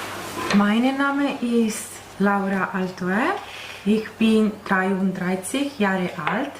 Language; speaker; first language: German; non-native, learner; Italian